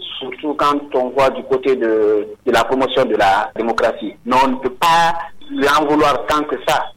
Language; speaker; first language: French; non-native, local second language; Susu